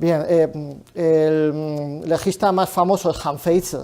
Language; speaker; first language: Spanish; native; Spanish